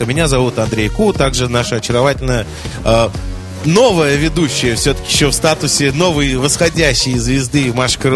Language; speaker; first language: Russian; native; Russian